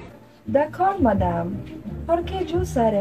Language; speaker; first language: French; non-native, learner; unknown